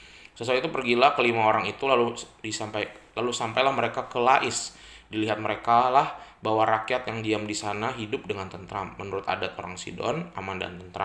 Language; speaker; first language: Indonesian; native; Indonesian